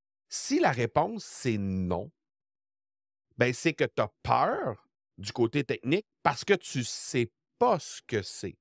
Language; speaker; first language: French; native; French